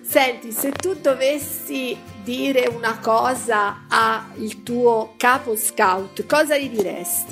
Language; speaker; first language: Italian; native; Italian